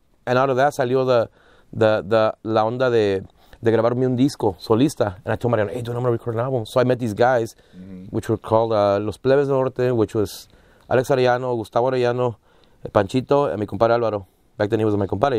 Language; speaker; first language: English; early bilingual, other home language; Spanish